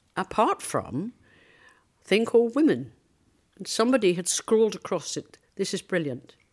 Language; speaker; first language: English; native; English